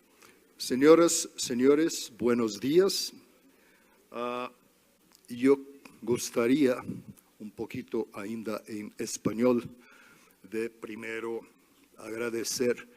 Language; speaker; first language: Spanish; non-native, learner; Portuguese